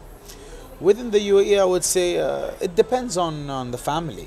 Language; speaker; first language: English; non-native, local second language; Arabic